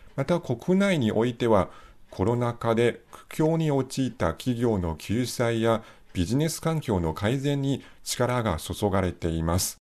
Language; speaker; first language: Japanese; non-native, fluent; Chinese